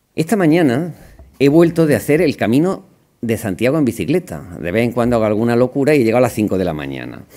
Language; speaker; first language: Spanish; native; Spanish